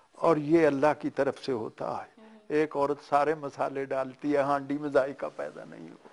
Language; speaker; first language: Urdu; non-native, local second language; Punjabi